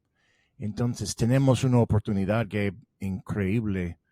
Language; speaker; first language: Spanish; non-native, fluent; English